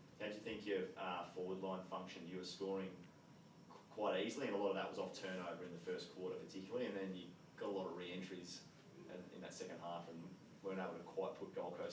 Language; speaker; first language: English; native; English